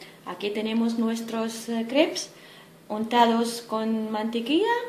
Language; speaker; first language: Spanish; non-native, fluent; Arabic